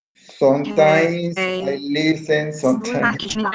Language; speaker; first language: English; non-native, learner; Spanish